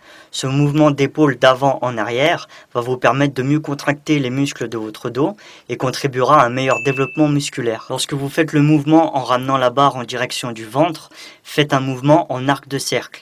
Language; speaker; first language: French; native; French